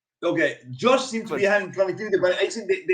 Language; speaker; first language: English; non-native, fluent; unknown